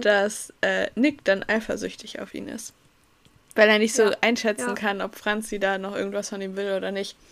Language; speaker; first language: German; native; German